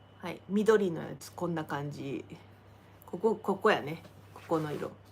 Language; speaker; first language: Japanese; native; Japanese